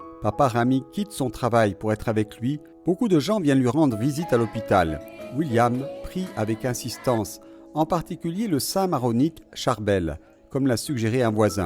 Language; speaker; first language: French; native; French